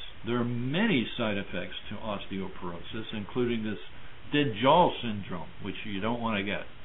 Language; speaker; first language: English; native; English